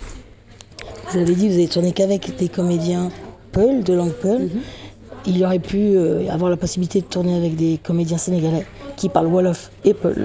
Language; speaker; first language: French; native; French